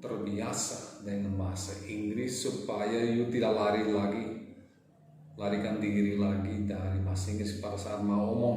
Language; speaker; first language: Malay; non-native, fluent; English